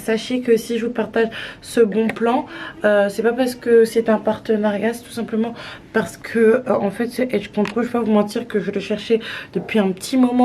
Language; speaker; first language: French; native; French